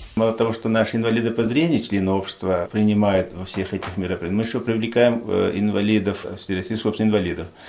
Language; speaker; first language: Russian; non-native, local second language; Tajik